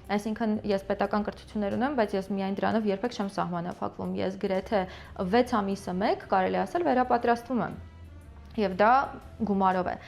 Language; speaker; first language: Armenian; early bilingual, other home language; Russian